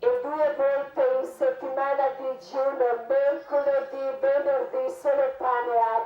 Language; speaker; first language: Italian; non-native, learner; Croatian